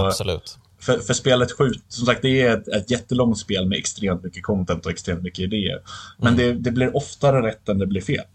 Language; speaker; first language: Swedish; native; Swedish